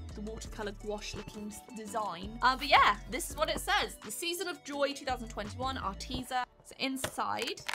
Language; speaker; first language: English; native; English